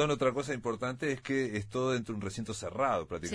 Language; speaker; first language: Spanish; native; Spanish